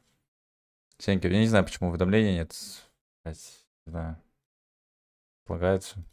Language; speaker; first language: Russian; native; Russian